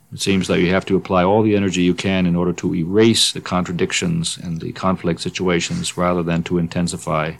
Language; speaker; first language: English; native; English